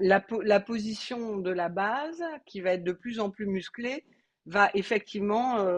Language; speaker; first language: French; native; French